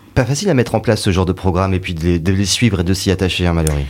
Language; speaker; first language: French; native; French